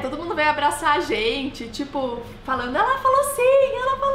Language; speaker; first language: Portuguese; native; Portuguese